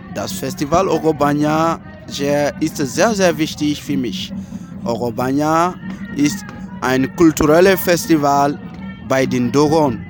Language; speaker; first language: German; non-native, learner; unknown